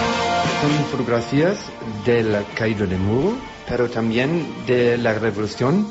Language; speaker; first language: Spanish; non-native, fluent; German